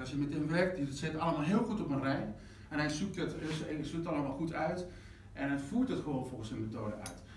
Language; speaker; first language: Dutch; non-native, fluent; Spanish